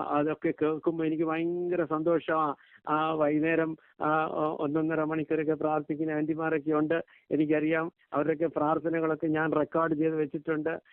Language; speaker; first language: Malayalam; early bilingual, heritage; Malayalam